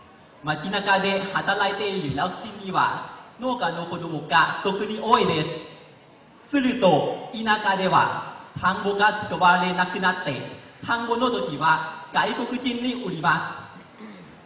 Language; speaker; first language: Japanese; non-native, learner; Lao